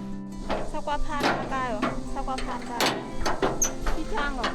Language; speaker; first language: Korean; non-native, learner; Vietnamese